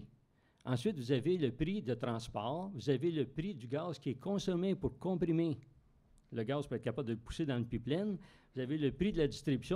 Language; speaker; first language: French; native; French